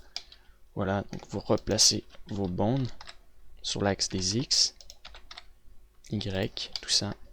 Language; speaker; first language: French; native; French